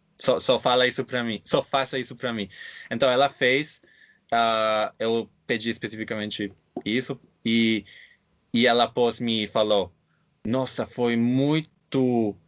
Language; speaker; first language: Portuguese; non-native, fluent; English